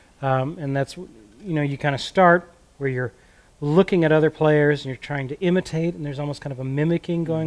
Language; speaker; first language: English; native; English